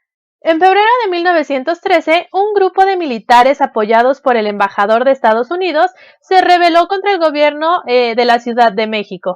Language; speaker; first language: Spanish; native; Spanish